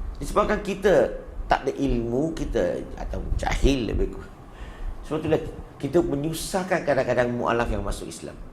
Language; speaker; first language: Malay; non-native, local second language; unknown